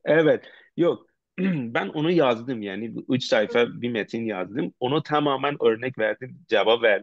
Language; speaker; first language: Turkish; non-native, learner; Persian